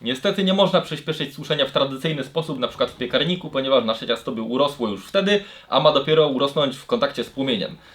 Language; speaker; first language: Polish; native; Polish